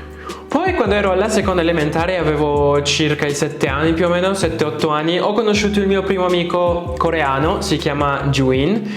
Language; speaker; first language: Italian; non-native, fluent; Spanish